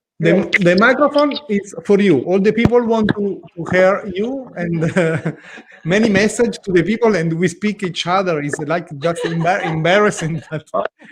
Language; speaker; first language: English; non-native, learner; Italian